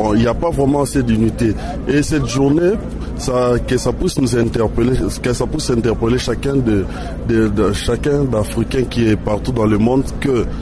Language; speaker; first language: French; non-native, local second language; Lingala